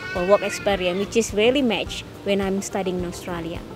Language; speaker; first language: English; non-native, fluent; Indonesian